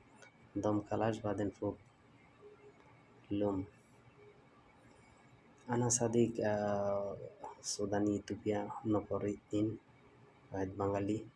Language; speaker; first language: Arabic; non-native, learner; Bangla